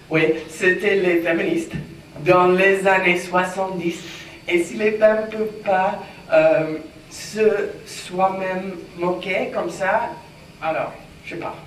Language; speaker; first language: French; non-native, learner; English